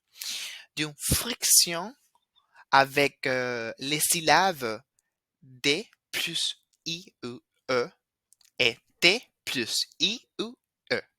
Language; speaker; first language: French; non-native, fluent; Spanish